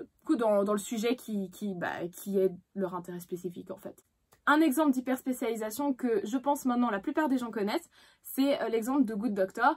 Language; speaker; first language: French; native; French